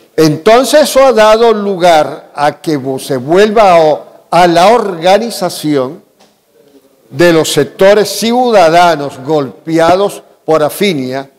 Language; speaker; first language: Spanish; native; Spanish